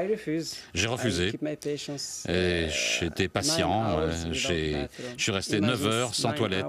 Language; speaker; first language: French; non-native, local second language; Arabic